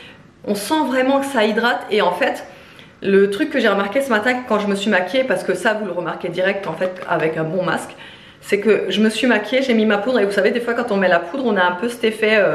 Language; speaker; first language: French; native; French